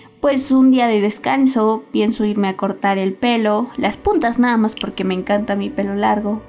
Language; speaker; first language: Spanish; native; Spanish